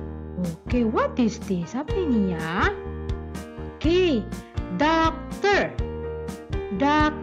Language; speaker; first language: English; non-native, fluent; Indonesian